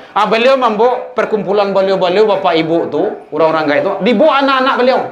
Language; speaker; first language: Malay; non-native, local second language; Minangkabau